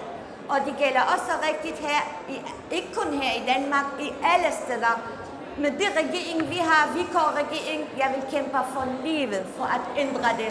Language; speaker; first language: Danish; non-native, fluent; Central Kurdish